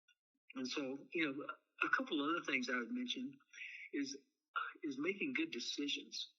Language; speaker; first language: English; native; English